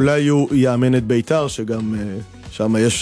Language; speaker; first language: Hebrew; native; Hebrew